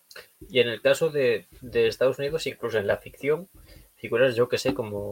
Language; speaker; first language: Spanish; native; Spanish